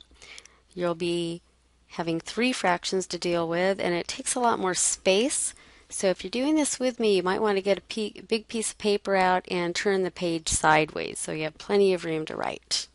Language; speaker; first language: English; native; English